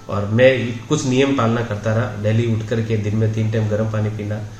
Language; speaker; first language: Hindi; native; Hindi